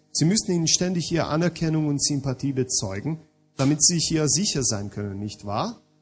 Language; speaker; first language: German; non-native, fluent; Hungarian